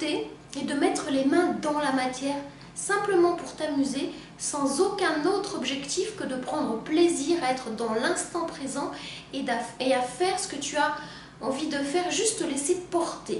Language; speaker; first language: French; native; French